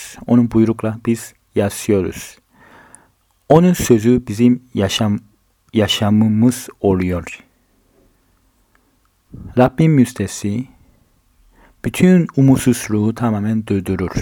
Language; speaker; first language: Turkish; non-native, fluent; Korean